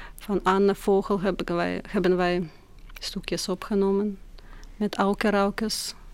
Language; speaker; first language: Dutch; non-native, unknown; Russian